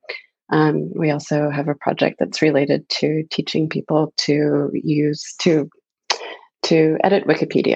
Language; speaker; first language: English; native; English